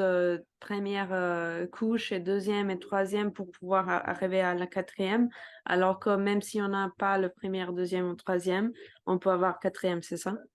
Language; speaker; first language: French; non-native, fluent; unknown